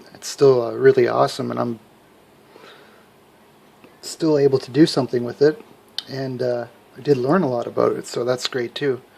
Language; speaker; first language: English; native; English